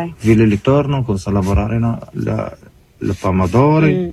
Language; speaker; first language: Italian; non-native, learner; Arabic